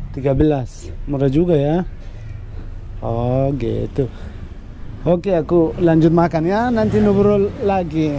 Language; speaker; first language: Indonesian; non-native, learner; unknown